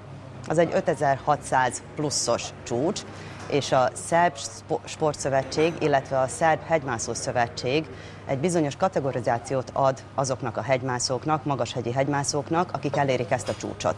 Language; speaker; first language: Hungarian; native; Hungarian